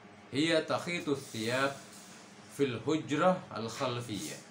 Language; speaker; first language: Arabic; non-native, fluent; Indonesian